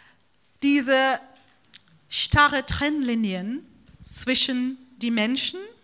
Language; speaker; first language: German; non-native, fluent; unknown